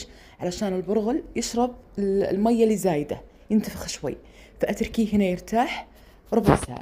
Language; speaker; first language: Arabic; native; Arabic